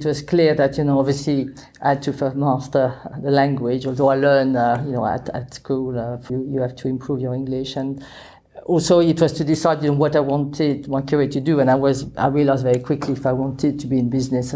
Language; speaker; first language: English; non-native, fluent; French